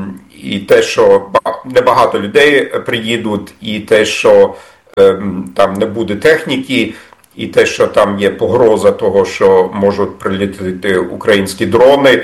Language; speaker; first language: Ukrainian; non-native, fluent; German